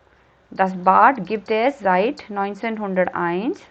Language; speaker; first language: German; non-native, fluent; Hindi